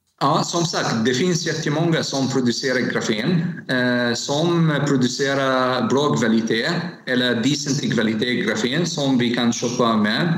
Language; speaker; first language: Swedish; non-native, learner; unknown